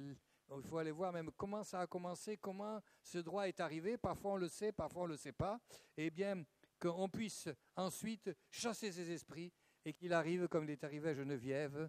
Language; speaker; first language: French; native; French